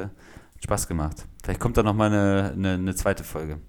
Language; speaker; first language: German; native; German